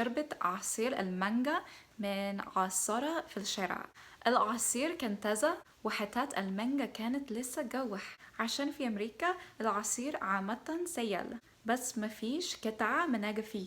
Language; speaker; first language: Arabic; non-native, fluent; English